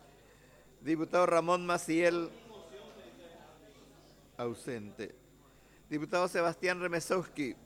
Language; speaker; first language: Spanish; native; Spanish